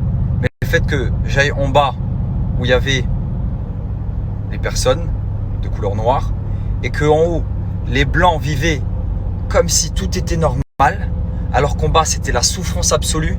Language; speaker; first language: French; native; French